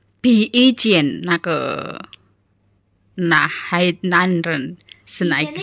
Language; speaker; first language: Chinese; non-native, fluent; Indonesian